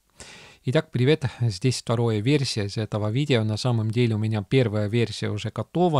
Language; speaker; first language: Russian; non-native, local second language; Estonian